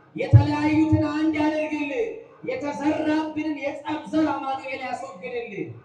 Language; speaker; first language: Amharic; native; Amharic